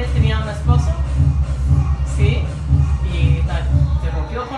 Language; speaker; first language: Spanish; non-native, learner; English